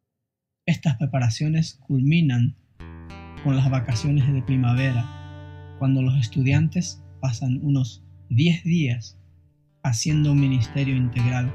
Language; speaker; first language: Spanish; non-native, fluent; English